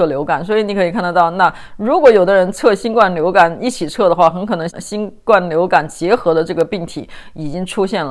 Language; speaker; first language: Chinese; native; Chinese